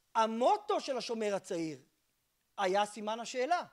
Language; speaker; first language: Hebrew; native; Hebrew